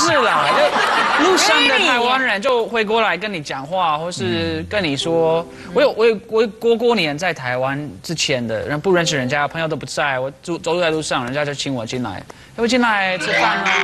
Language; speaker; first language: Chinese; non-native, fluent; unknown